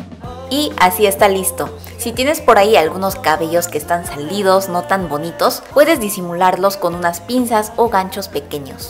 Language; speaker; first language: Spanish; non-native, fluent; Korean